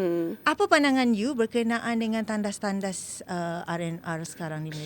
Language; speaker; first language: Malay; native; Malay